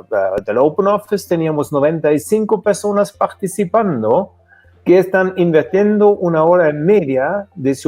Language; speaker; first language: Spanish; non-native, fluent; German